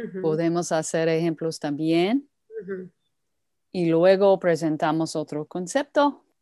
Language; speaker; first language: Spanish; non-native, fluent; English